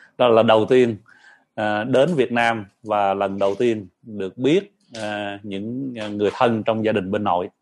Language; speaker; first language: Vietnamese; early bilingual, heritage; Vietnamese